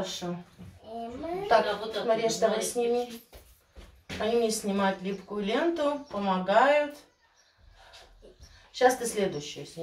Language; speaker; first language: Russian; native; Russian